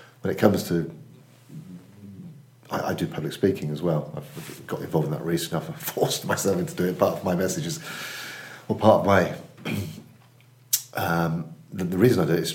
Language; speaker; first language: English; native; English